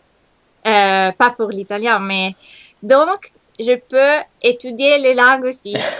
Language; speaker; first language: French; non-native, learner; Italian